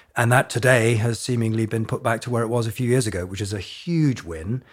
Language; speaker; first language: English; native; English